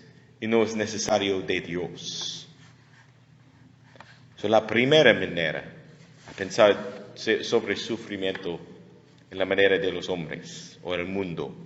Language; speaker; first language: Spanish; non-native, fluent; English